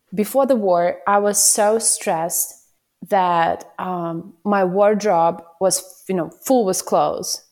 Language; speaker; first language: English; non-native, fluent; Ukrainian